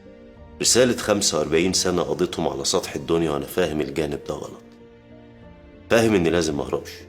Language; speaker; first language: Arabic; native; Arabic